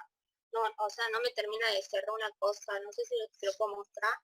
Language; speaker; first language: Spanish; native; Spanish